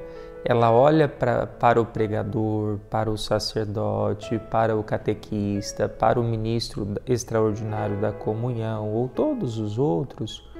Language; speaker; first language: Portuguese; native; Portuguese